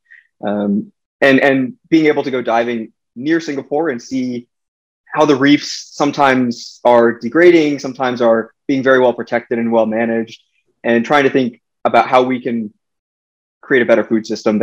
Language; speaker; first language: English; native; English